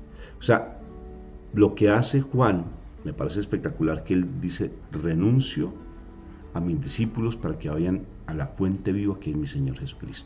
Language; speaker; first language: Spanish; native; Spanish